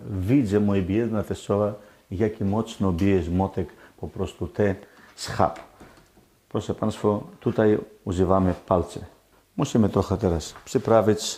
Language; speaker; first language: Polish; non-native, fluent; Greek